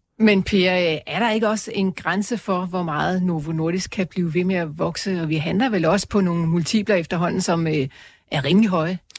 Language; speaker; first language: Danish; native; Danish